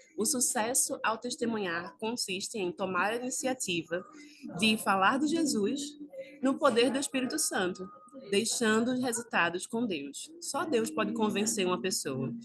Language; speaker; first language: Portuguese; native; Portuguese